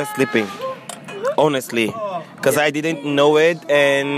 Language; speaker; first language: English; non-native, fluent; Portuguese